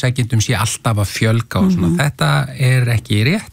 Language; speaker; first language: Icelandic; native; Icelandic